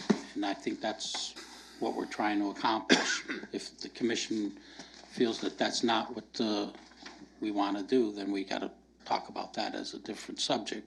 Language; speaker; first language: English; native; English